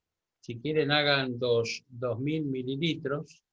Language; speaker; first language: Spanish; native; Spanish